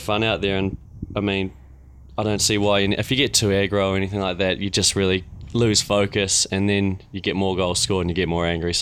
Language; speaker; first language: English; native; English